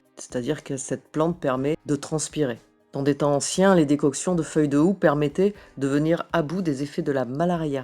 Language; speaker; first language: French; native; French